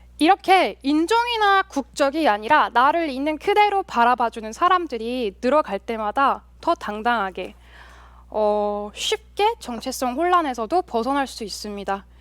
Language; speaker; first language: Korean; early bilingual, heritage; Korean